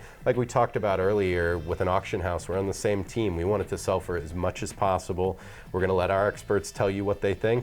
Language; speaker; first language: English; native; English